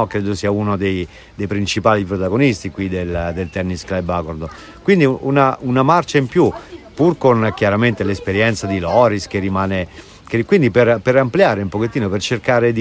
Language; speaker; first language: Italian; native; Italian